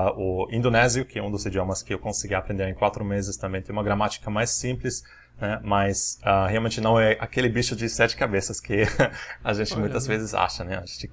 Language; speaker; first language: Portuguese; non-native, fluent; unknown